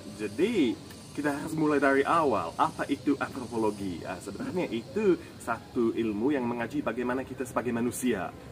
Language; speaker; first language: Indonesian; non-native, fluent; English